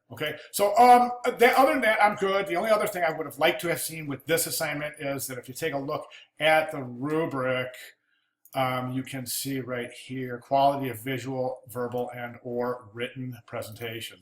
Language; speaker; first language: English; native; English